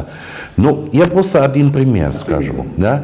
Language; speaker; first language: Russian; non-native, fluent; German